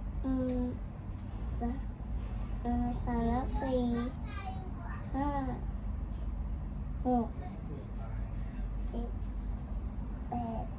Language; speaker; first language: Thai; native; Thai